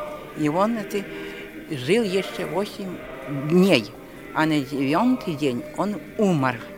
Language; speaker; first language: Polish; non-native, local second language; Belarusian